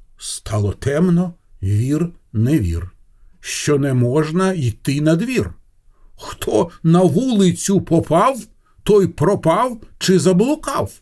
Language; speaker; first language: Ukrainian; non-native, local second language; Russian